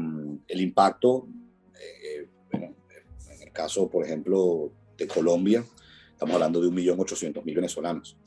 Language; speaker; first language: Spanish; native; Spanish